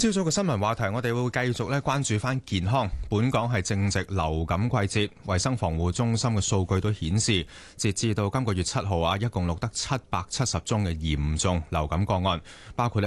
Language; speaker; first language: Chinese; non-native, local second language; Cantonese